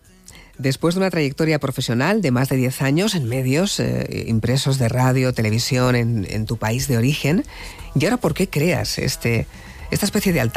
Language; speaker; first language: Spanish; native; Spanish